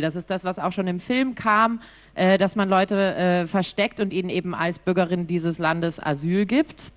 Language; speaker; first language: German; native; German